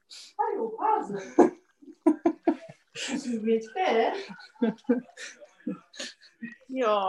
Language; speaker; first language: German; native; German